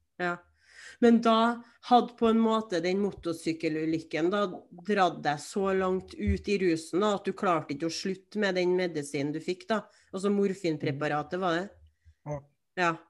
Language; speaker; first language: Norwegian; native; Norwegian